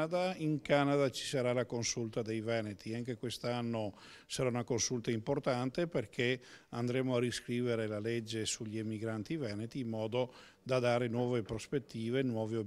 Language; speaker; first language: Italian; native; Italian